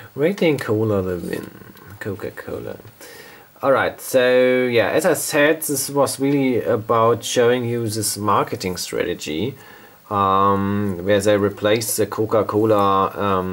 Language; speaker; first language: English; non-native, fluent; German